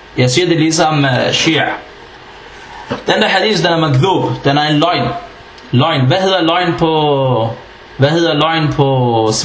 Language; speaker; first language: Danish; non-native, fluent; Arabic